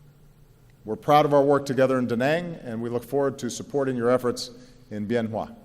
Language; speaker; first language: English; native; English